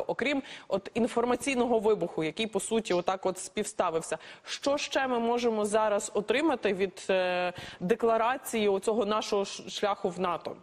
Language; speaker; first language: Ukrainian; native; Ukrainian